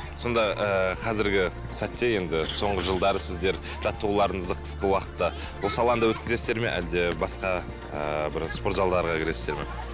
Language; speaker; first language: Kazakh; native; Kazakh